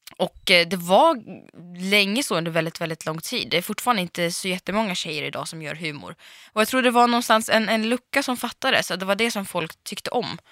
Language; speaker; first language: Swedish; early bilingual, other home language; Russian